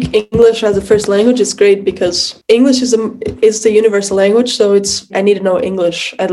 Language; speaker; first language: English; non-native, fluent; Portuguese